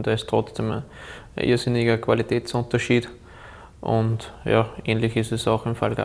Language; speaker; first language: German; native; German